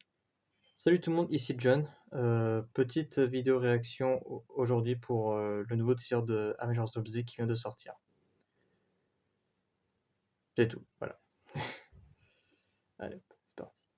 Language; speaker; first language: French; native; French